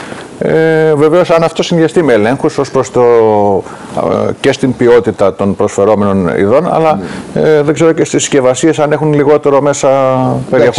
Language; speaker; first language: Greek; native; Greek